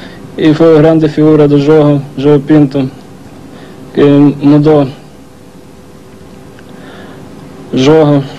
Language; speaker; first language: Portuguese; non-native, learner; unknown